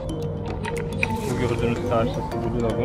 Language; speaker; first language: Turkish; native; Turkish